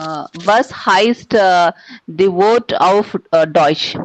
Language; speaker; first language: German; non-native, learner; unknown